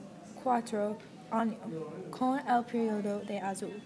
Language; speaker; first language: Spanish; non-native, learner; English